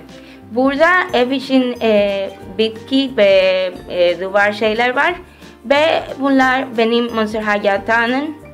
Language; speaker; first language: Turkish; early bilingual, heritage; Turkish